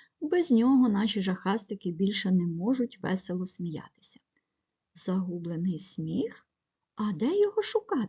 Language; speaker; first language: Ukrainian; native; Ukrainian